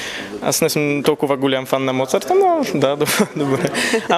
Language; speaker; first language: Bulgarian; early bilingual, heritage; Polish